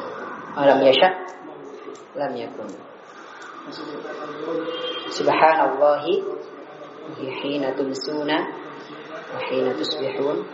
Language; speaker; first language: Arabic; non-native, fluent; Indonesian